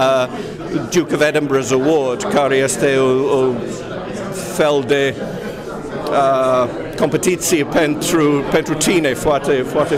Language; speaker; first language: Romanian; non-native, fluent; English